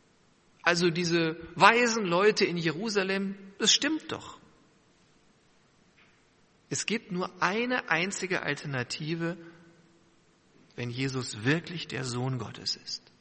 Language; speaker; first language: German; native; German